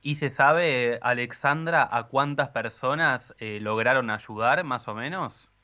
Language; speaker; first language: Spanish; native; Spanish